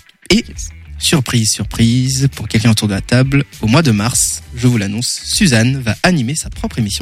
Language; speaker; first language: French; native; French